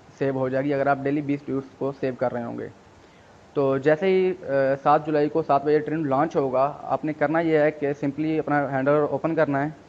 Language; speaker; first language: Urdu; non-native, local second language; Punjabi